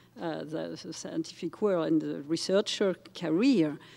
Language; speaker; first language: English; non-native, fluent; French